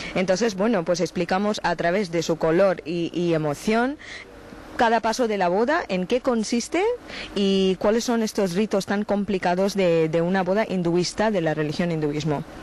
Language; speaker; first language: Spanish; non-native, fluent; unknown